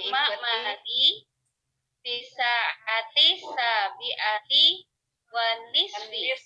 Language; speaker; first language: Arabic; non-native, learner; Indonesian